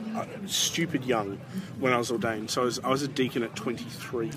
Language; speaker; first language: English; native; English